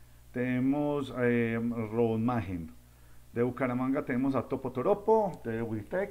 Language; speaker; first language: Spanish; native; Spanish